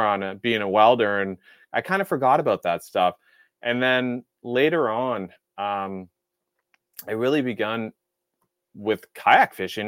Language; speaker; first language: English; native; English